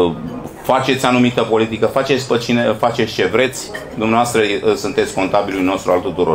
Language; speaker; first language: Romanian; native; Romanian